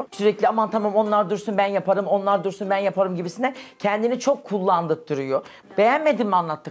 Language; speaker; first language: Turkish; native; Turkish